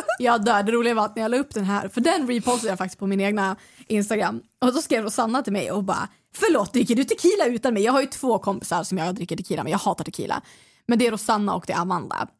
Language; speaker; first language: Swedish; native; Swedish